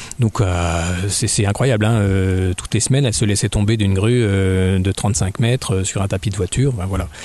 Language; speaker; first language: French; native; French